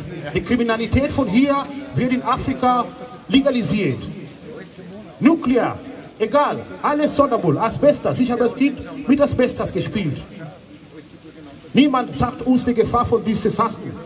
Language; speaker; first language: German; non-native, fluent; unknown